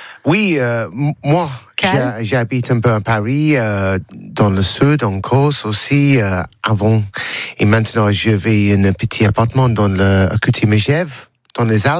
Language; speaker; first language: French; non-native, learner; English